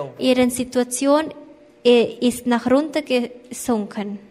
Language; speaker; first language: German; non-native, learner; Thai